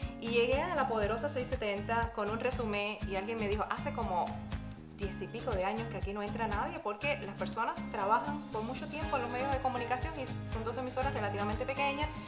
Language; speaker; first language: Spanish; native; Spanish